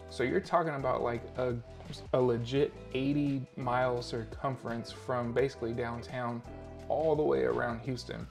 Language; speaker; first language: English; native; English